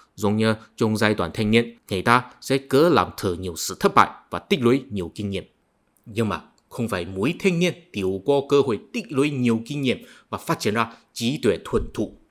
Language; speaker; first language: Vietnamese; non-native, fluent; Chinese